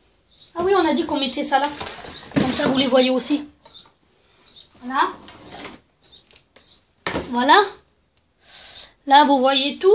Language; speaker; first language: French; native; French